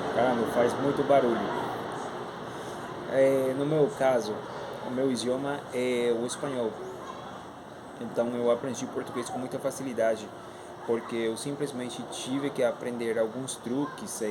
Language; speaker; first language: Portuguese; non-native, fluent; Spanish